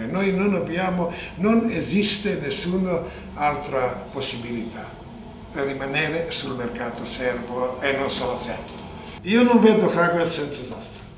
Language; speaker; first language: Italian; non-native, learner; Serbian